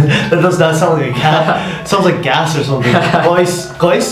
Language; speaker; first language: English; native; English